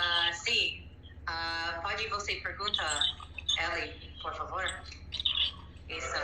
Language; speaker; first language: Portuguese; non-native, learner; English